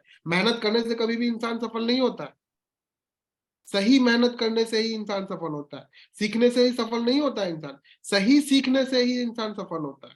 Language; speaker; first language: Hindi; native; Hindi